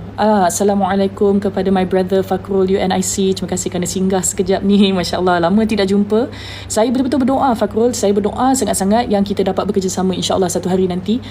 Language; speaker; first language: Malay; native; Malay